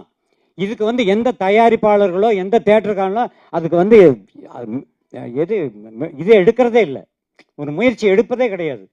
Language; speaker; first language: Tamil; native; Tamil